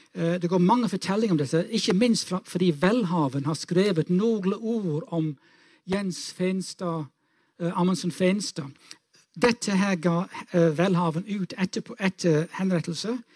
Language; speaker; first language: Norwegian; non-native, fluent; English